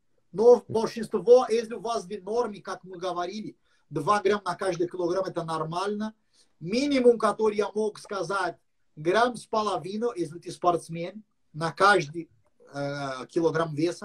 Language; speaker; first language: Russian; non-native, learner; English